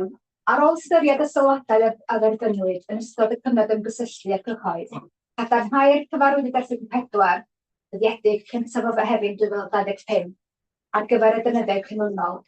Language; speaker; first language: Welsh; native; Welsh